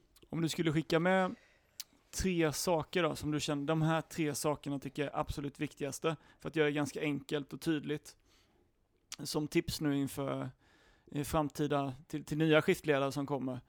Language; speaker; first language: Swedish; native; Swedish